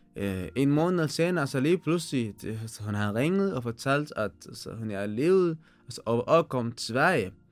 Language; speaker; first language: Danish; non-native, learner; Tigrinya